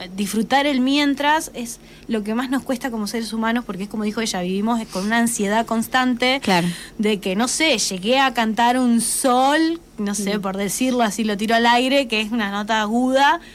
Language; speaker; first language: Spanish; native; Spanish